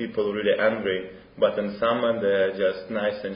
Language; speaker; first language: English; non-native, fluent; Russian